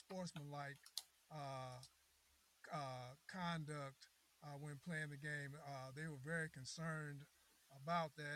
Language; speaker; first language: English; native; English